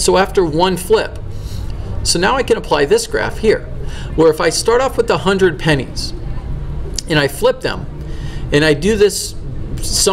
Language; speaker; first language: English; native; English